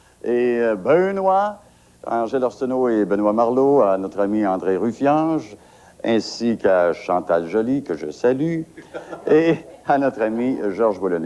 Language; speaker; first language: French; native; French